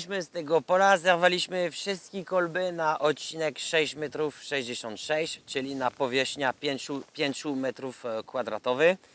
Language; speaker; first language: Polish; non-native, learner; French